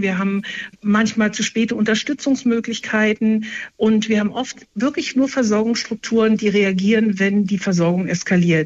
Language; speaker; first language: German; native; German